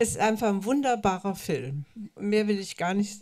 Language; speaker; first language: German; native; German